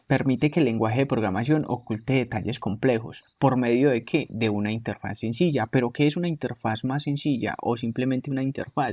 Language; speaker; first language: Spanish; native; Spanish